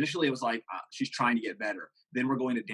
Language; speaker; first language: English; native; English